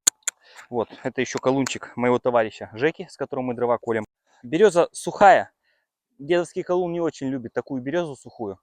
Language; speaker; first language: Russian; native; Russian